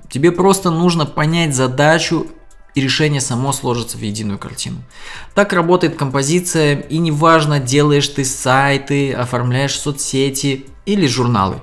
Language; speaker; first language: Russian; native; Russian